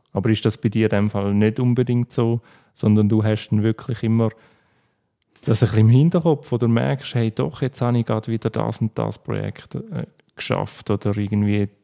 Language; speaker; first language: German; native; German